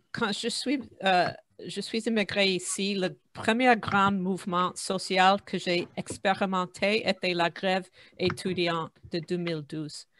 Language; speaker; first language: French; non-native, fluent; English